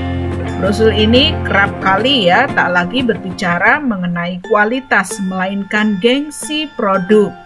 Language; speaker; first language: Indonesian; native; Indonesian